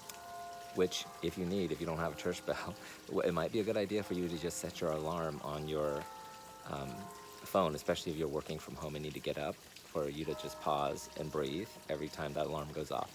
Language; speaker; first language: English; native; English